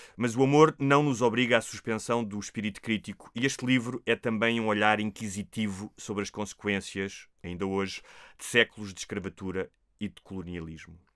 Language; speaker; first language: Portuguese; native; Portuguese